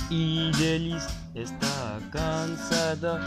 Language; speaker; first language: Spanish; non-native, learner; French